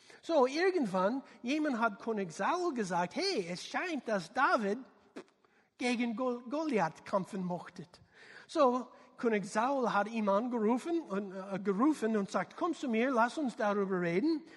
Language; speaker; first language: German; non-native, learner; English